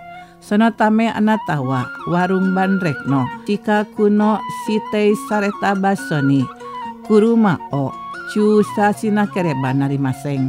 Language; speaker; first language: Japanese; non-native, fluent; Indonesian